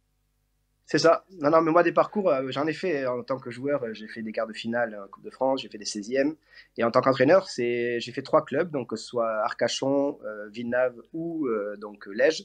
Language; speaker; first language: French; native; French